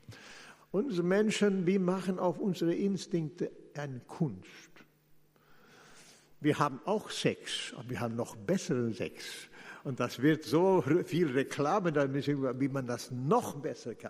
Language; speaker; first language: German; non-native, fluent; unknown